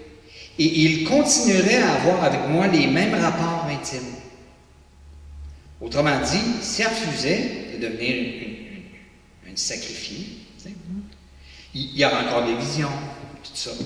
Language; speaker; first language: French; native; French